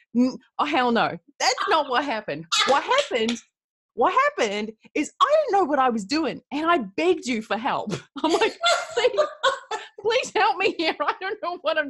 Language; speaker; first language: English; native; English